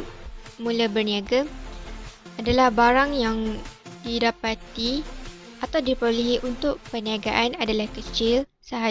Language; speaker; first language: Malay; native; Malay